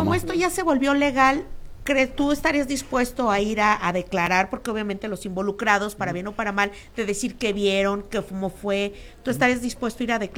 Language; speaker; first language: Spanish; native; Spanish